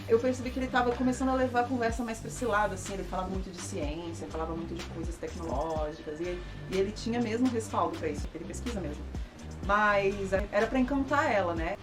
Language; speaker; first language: Portuguese; native; Portuguese